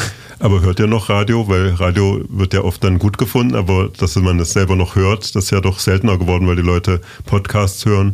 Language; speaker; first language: German; native; German